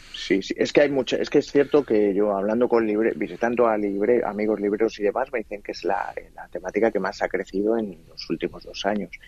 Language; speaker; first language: Spanish; native; Spanish